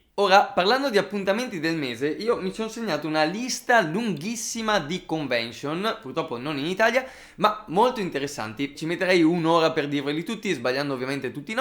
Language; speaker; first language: Italian; native; Italian